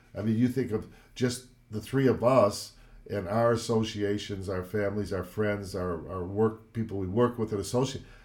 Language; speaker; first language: English; native; English